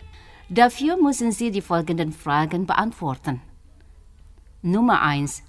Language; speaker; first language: German; non-native, fluent; Indonesian